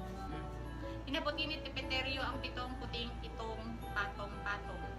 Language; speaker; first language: Filipino; non-native, local second language; Hiligaynon